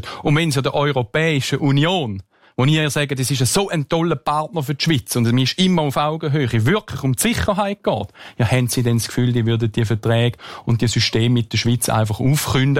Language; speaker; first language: German; native; German